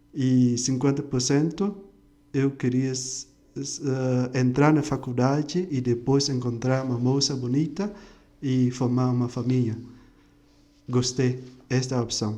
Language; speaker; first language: Portuguese; non-native, fluent; Vietnamese